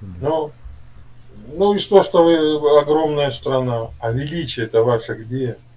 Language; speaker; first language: Russian; native; Russian